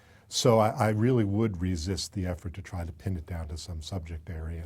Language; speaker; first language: English; native; English